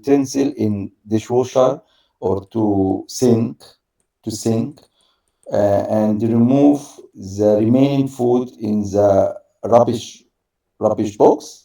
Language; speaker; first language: English; non-native, learner; Arabic